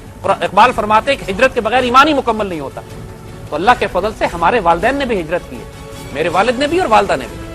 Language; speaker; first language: Urdu; native; Urdu